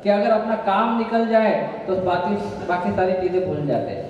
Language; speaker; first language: Hindi; non-native, local second language; Marathi